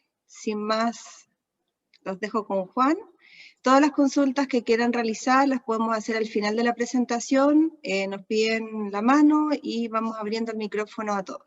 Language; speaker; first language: Spanish; native; Spanish